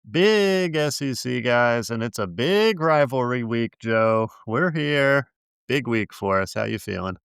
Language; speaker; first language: English; native; English